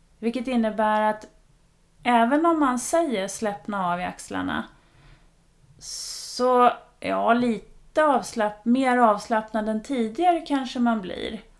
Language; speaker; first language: Swedish; native; Swedish